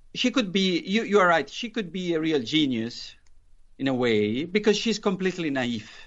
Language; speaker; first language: English; non-native, fluent; Italian